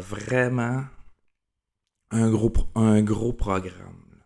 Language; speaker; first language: French; native; French